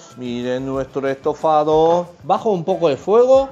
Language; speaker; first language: Spanish; non-native, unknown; Japanese